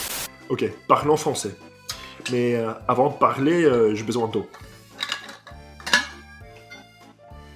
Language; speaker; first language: French; non-native, fluent; English